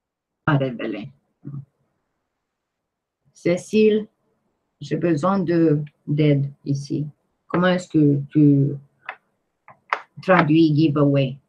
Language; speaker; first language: French; non-native, fluent; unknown